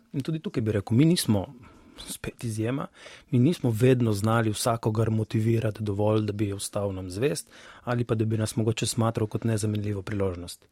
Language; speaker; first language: Slovenian; native; Slovenian